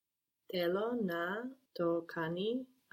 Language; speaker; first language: Greek; non-native, learner; English